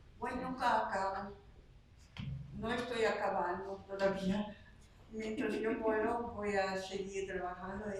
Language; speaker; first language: Spanish; non-native, fluent; Slovak